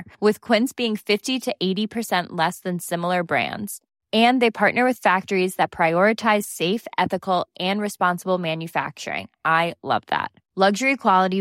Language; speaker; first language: English; native; English